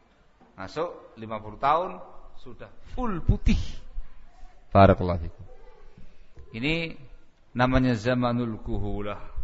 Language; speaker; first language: Indonesian; native; Indonesian